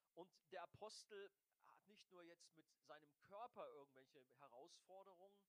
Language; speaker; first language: German; native; German